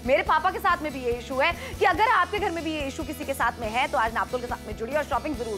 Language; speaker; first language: Hindi; native; Hindi